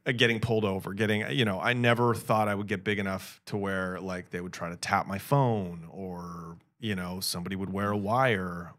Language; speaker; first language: English; native; English